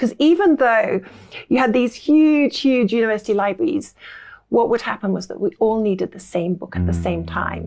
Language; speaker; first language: English; native; English